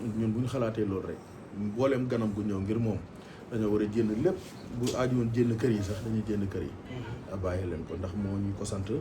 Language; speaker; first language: Wolof; native; Wolof